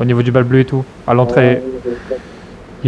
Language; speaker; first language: French; native; French